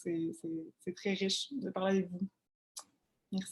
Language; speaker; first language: French; native; French